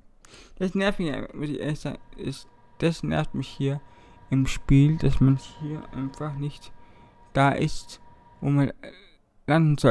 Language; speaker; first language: German; native; German